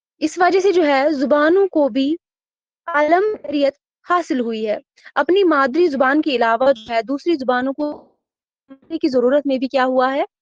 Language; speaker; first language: Urdu; non-native, local second language; Kashmiri